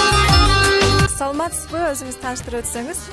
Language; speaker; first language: Kyrgyz; native; Kyrgyz